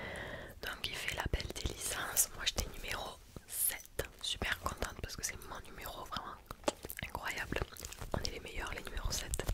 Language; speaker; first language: French; native; French